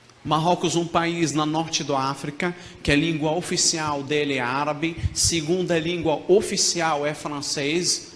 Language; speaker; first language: Portuguese; non-native, fluent; Arabic